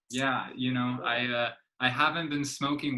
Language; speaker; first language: English; native; English